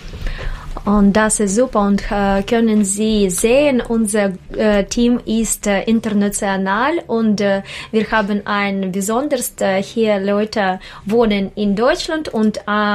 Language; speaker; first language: German; non-native, learner; Russian